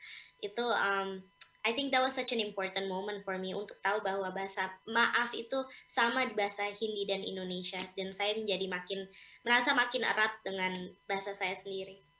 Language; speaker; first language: Indonesian; early bilingual, heritage; English